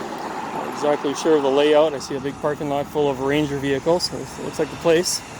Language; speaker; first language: English; native; English